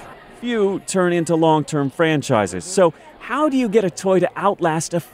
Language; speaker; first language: English; native; English